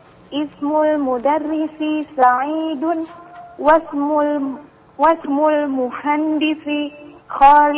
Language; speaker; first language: Arabic; non-native, learner; Indonesian